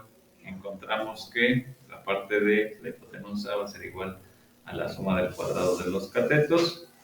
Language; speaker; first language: Spanish; native; Spanish